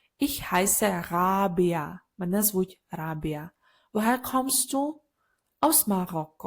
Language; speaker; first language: German; non-native, learner; Ukrainian